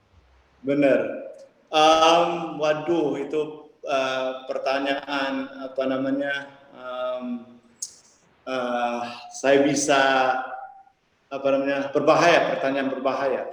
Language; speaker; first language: Indonesian; early bilingual, heritage; English